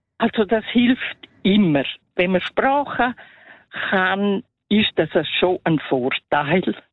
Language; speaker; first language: German; native; German